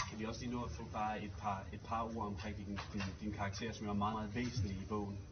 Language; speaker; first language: Danish; native; Danish